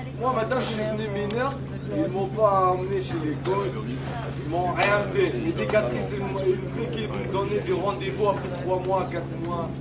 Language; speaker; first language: French; non-native, learner; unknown